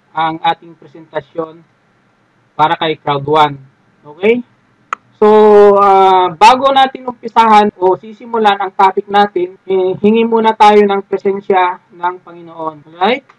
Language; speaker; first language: Filipino; non-native, local second language; Iloko